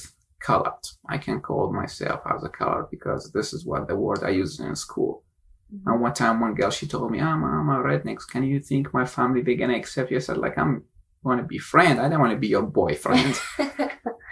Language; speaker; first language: English; non-native, fluent; Arabic